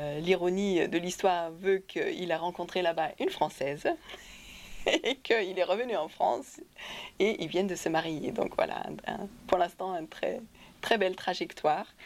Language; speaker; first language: French; non-native, fluent; German